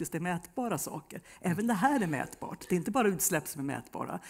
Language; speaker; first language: Swedish; native; Swedish